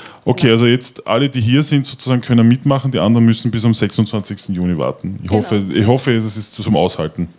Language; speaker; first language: German; native; German